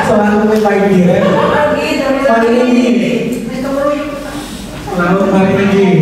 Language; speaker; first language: Indonesian; native; Indonesian